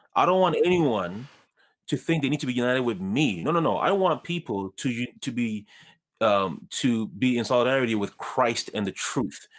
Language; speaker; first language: English; early bilingual, other home language; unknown